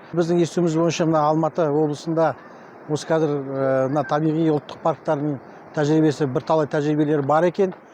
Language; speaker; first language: Kazakh; native; Kazakh